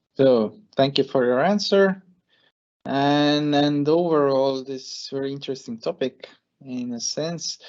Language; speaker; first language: English; non-native, fluent; Estonian